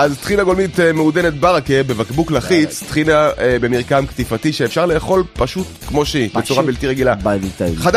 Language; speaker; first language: Hebrew; native; Hebrew